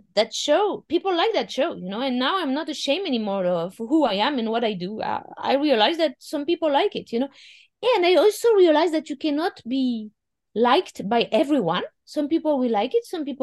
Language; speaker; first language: English; non-native, fluent; French